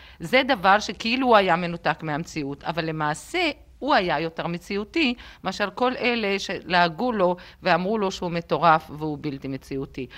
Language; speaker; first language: Hebrew; native; Hebrew